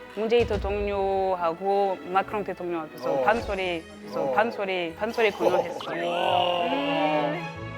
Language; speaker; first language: Korean; non-native, learner; French